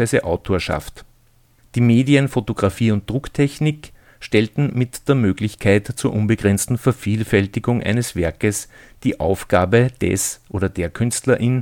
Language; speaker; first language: German; native; German